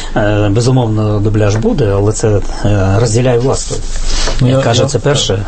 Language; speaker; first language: Ukrainian; native; Ukrainian